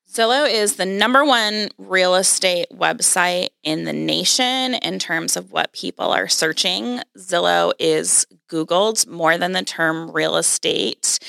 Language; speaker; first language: English; native; English